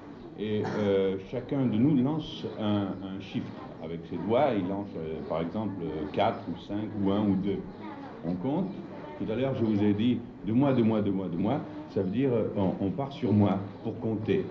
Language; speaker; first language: French; native; French